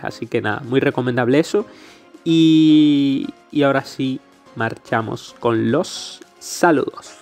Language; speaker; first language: Spanish; native; Spanish